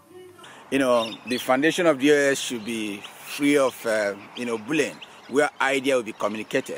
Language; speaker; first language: English; non-native, local second language; Igbo